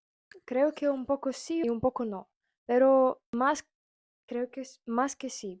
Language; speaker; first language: Spanish; non-native, fluent; Russian